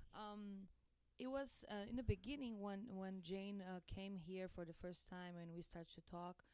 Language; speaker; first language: English; non-native, learner; Portuguese